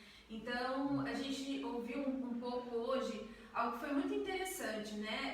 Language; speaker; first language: Portuguese; native; Portuguese